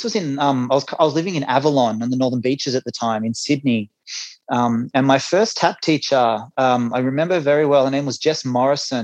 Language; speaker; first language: English; native; English